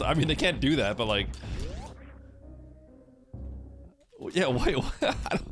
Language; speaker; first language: English; native; English